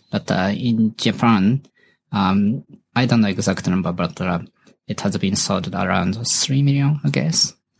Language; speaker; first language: English; non-native, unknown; Japanese